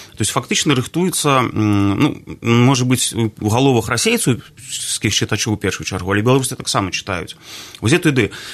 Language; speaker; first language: Belarusian; non-native, local second language; Russian